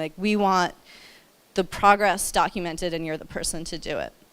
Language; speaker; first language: English; native; English